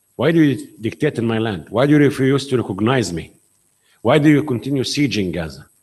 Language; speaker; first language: English; non-native, fluent; Arabic